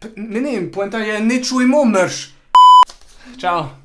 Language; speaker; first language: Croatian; non-native, learner; French